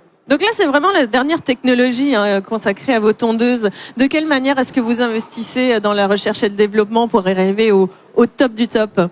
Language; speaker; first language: French; native; French